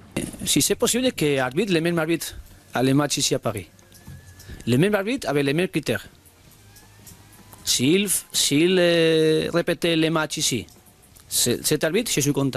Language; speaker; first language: French; non-native, learner; Spanish